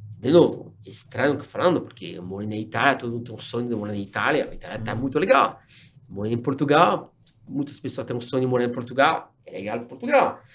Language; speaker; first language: Portuguese; non-native, fluent; French